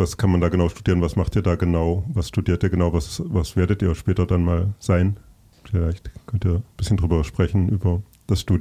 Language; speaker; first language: German; native; German